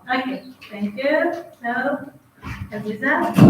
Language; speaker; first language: English; non-native, fluent; Uzbek